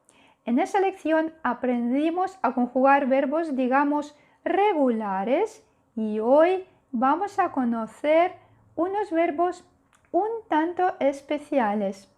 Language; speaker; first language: Spanish; non-native, fluent; Russian